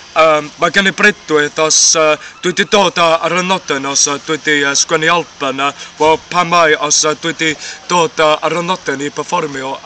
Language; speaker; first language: Welsh; non-native, learner; English